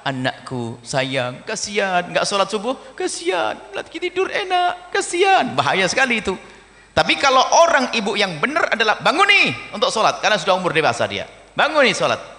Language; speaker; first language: Indonesian; non-native, fluent; Javanese